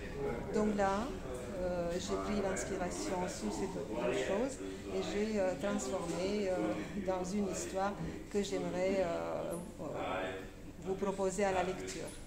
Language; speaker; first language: French; non-native, fluent; Romanian